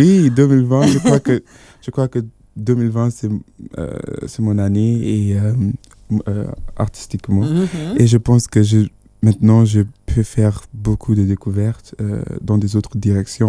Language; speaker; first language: French; non-native, fluent; Yoruba